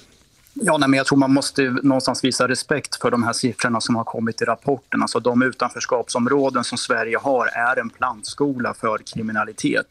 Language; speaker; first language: Swedish; native; Swedish